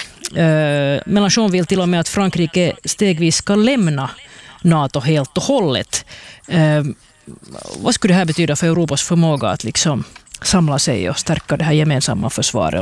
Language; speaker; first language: Swedish; native; Swedish